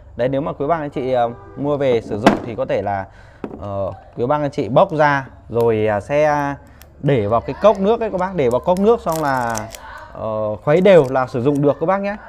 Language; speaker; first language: Vietnamese; native; Vietnamese